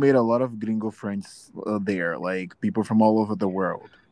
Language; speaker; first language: English; non-native, fluent; Portuguese